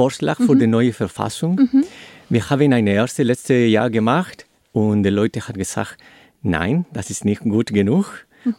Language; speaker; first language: German; non-native, learner; Spanish